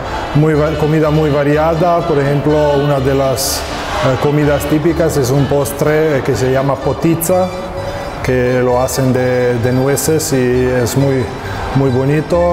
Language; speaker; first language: Spanish; non-native, fluent; Slovenian